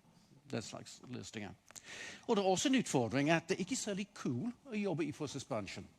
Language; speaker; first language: Norwegian; non-native, fluent; English